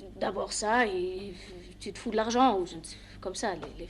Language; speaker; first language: French; non-native, fluent; German